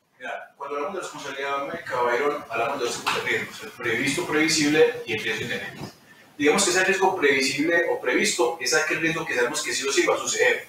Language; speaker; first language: Spanish; native; Spanish